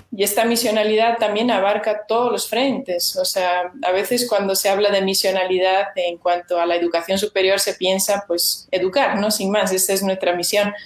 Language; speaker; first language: Spanish; non-native, fluent; Portuguese